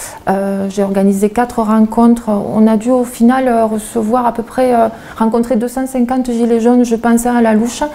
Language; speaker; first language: French; native; French